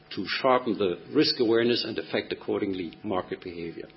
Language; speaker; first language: English; non-native, fluent; Japanese